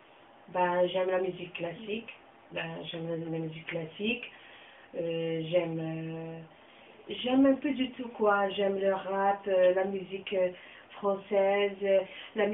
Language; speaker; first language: French; non-native, local second language; Kabyle